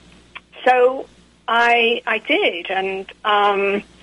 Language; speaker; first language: English; native; English